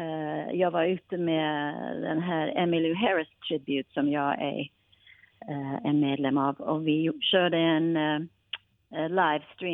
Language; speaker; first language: Swedish; non-native, fluent; English